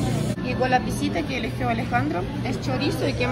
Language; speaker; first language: Spanish; native; Spanish